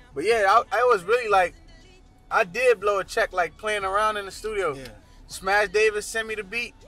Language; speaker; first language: English; early bilingual, other home language; Haitian Creole